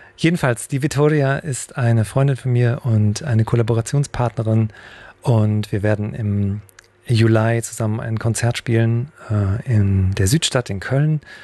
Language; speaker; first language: German; native; German